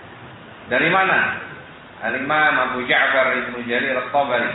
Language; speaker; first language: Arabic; non-native, fluent; Indonesian